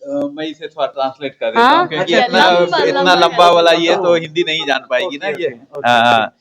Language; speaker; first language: Hindi; native; Hindi